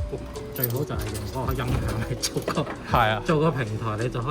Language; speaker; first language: Chinese; native; Chinese